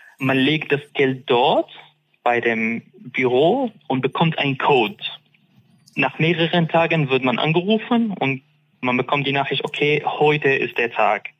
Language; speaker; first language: German; non-native, fluent; Arabic